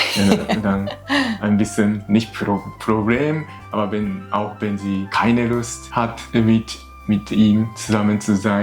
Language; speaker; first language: German; non-native, learner; Japanese